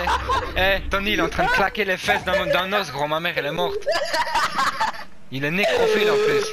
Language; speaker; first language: French; native; French